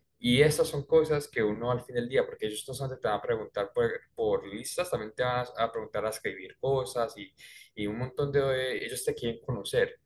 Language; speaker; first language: Spanish; early bilingual, heritage; Spanish